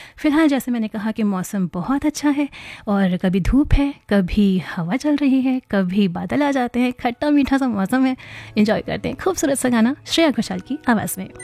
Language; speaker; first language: Hindi; native; Hindi